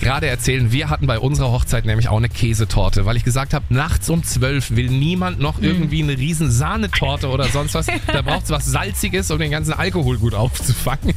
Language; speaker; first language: German; native; German